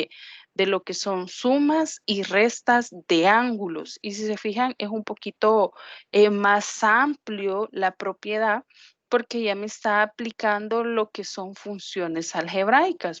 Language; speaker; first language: Spanish; native; Spanish